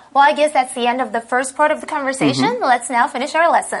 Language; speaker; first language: English; non-native, fluent; Chinese